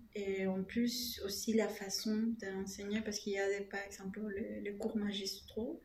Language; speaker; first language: French; non-native, fluent; Spanish